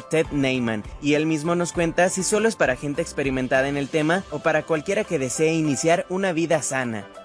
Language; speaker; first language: Spanish; native; Spanish